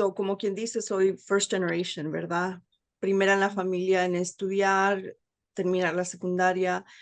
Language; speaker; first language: Spanish; early bilingual, heritage; Spanish